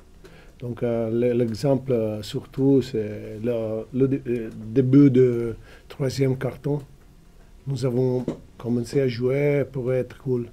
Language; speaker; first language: French; non-native, fluent; Italian